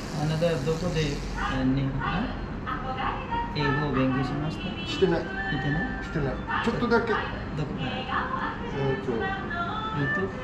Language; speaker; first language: Japanese; non-native, learner; Nepali